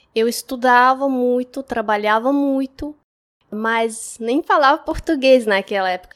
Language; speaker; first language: Portuguese; non-native, fluent; Russian